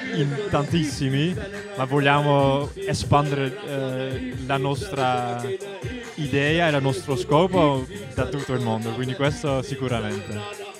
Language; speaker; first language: Italian; non-native, fluent; Dutch